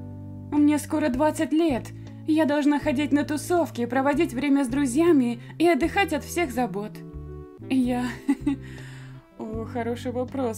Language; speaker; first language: Russian; native; Russian